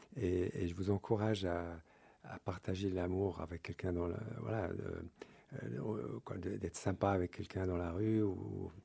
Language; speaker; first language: French; early bilingual, other home language; English